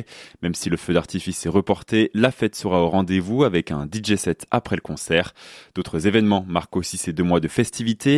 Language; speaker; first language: French; native; French